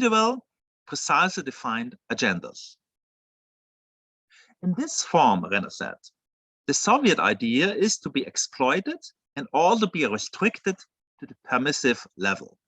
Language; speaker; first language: English; non-native, fluent; German